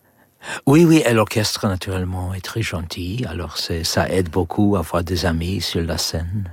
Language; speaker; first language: French; non-native, learner; English